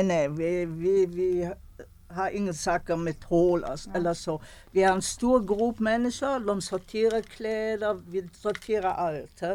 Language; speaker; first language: Swedish; non-native, fluent; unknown